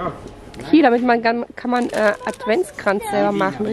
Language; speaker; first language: German; native; German